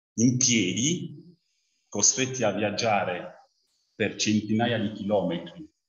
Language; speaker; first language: Italian; non-native, fluent; French